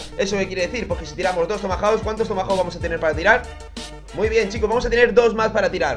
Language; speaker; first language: Spanish; native; Spanish